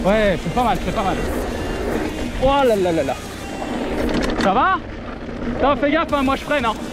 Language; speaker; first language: French; native; French